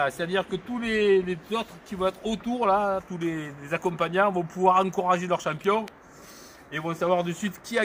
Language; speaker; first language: French; native; French